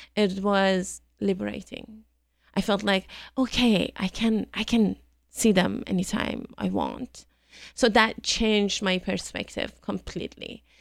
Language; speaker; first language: English; non-native, fluent; Persian